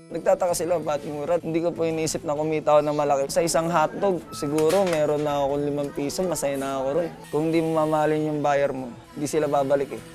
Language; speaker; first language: Filipino; native; Filipino